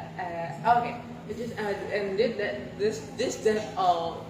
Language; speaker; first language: English; non-native, learner; Indonesian